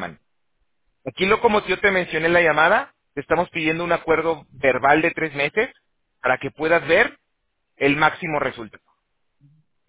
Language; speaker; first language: Spanish; native; Spanish